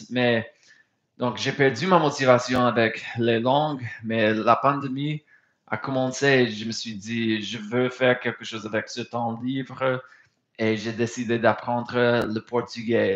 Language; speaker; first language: French; non-native, fluent; English